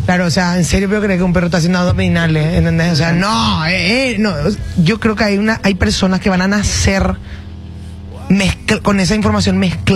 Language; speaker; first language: Spanish; native; Spanish